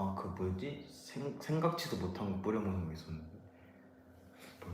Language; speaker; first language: Korean; native; Korean